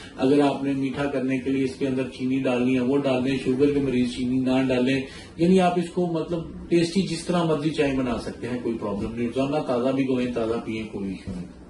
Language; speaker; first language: Urdu; non-native, local second language; Punjabi